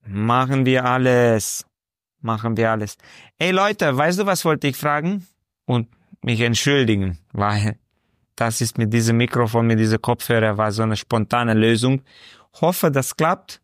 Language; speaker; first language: German; non-native, learner; Romanian